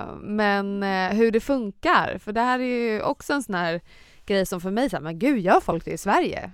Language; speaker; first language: Swedish; native; Swedish